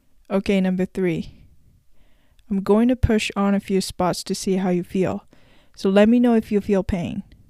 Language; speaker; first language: English; non-native, fluent; Japanese